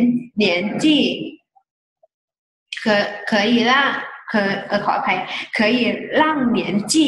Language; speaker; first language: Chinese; non-native, fluent; Thai